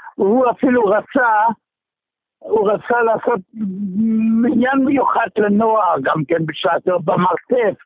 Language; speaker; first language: Hebrew; non-native, fluent; German